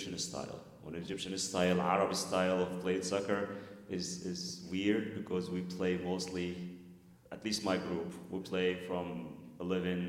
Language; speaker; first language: English; non-native, fluent; Arabic